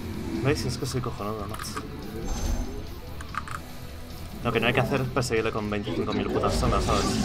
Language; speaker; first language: Spanish; native; Spanish